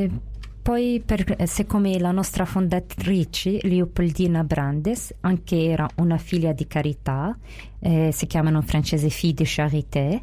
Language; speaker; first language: Italian; non-native, fluent; Arabic